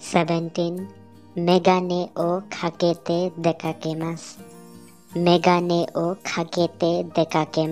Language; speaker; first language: Japanese; non-native, learner; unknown